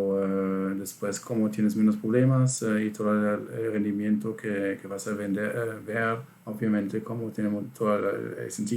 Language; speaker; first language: Spanish; non-native, fluent; German